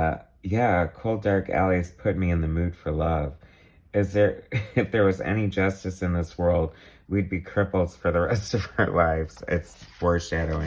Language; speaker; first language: English; native; English